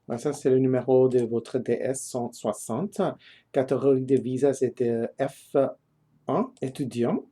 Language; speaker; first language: French; non-native, learner; English